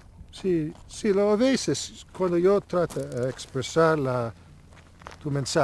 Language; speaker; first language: Spanish; non-native, learner; English